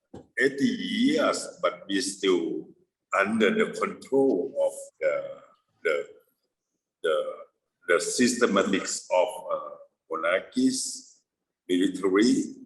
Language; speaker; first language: English; non-native, fluent; Thai